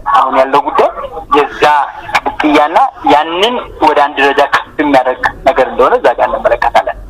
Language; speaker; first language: Amharic; non-native, local second language; Oromo